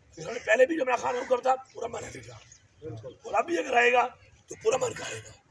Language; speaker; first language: Urdu; non-native, local second language; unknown